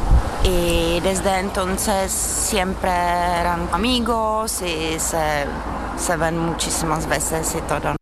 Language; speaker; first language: Spanish; non-native, learner; Czech